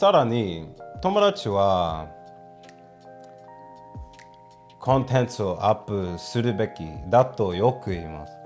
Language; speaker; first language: Japanese; non-native, fluent; English